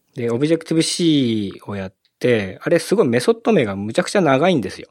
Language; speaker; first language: Japanese; native; Japanese